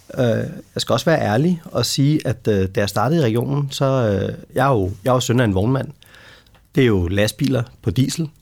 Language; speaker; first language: Danish; native; Danish